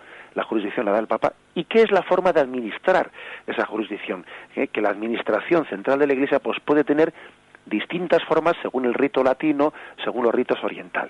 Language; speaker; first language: Spanish; native; Spanish